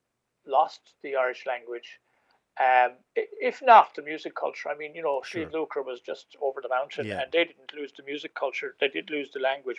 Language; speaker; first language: English; native; English